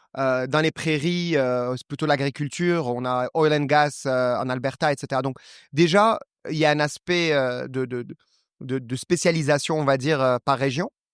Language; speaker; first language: French; non-native, local second language; Arabic